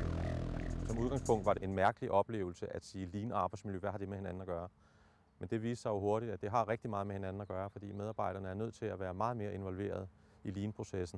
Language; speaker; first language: Danish; native; Danish